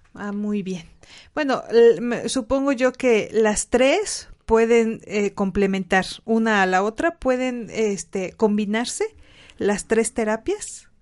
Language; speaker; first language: Spanish; native; Spanish